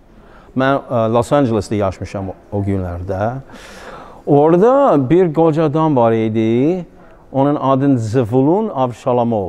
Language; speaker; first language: Azerbaijani; non-native, learner; English